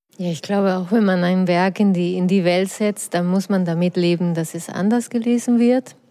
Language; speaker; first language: German; non-native, fluent; Spanish